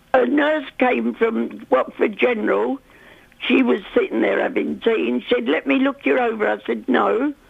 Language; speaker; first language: English; native; English